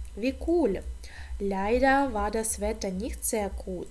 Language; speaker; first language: German; non-native, fluent; Ukrainian